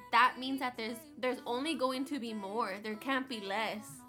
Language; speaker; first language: English; early bilingual, other home language; Spanish